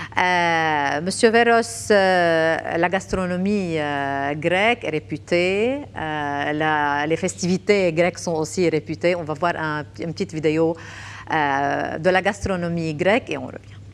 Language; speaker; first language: French; non-native, local second language; Arabic